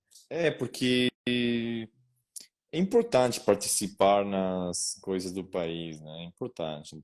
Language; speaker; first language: Portuguese; non-native, learner; Spanish